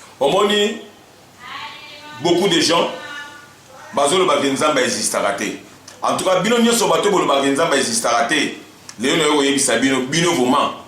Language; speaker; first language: Lingala; non-native, fluent; Kongo